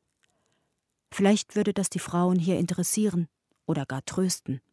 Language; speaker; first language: German; native; German